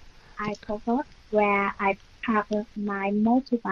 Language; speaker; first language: English; non-native, learner; Vietnamese